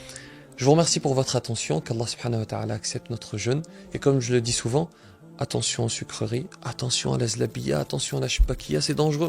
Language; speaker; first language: French; native; French